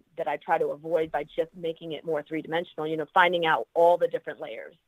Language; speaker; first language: English; native; English